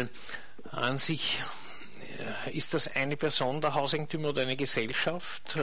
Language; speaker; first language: German; native; German